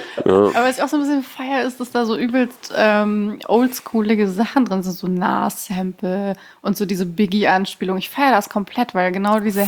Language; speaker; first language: German; early bilingual, other home language; Persian